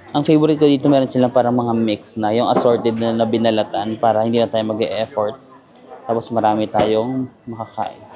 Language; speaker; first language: Filipino; native; Filipino